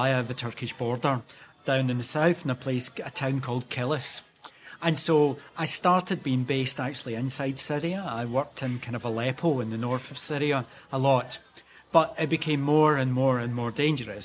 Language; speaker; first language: English; native; English